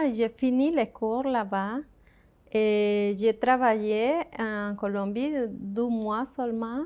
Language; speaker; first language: French; non-native, fluent; Spanish